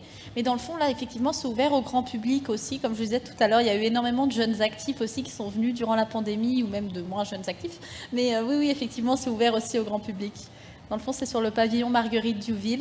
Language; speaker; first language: French; native; French